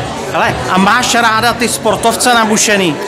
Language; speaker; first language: Czech; native; Czech